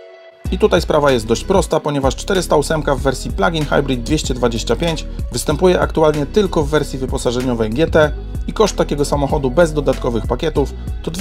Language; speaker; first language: Polish; native; Polish